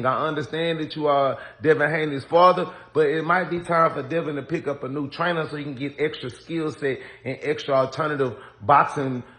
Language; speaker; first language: English; native; English